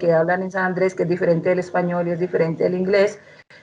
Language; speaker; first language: Spanish; native; Spanish